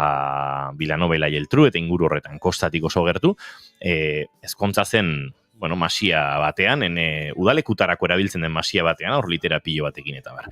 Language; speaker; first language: Basque; native; Basque